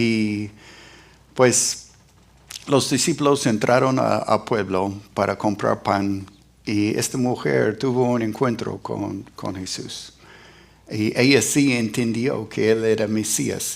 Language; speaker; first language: Spanish; non-native, fluent; English